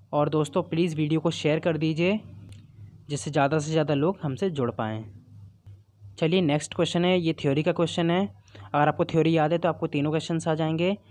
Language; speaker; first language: Hindi; native; Hindi